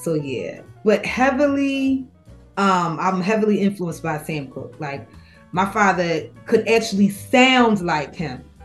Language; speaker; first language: English; native; English